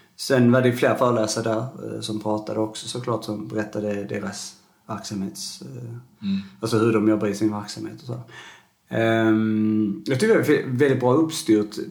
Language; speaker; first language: Swedish; native; Swedish